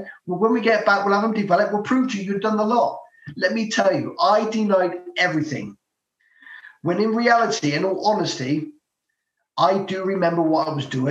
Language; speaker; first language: English; native; English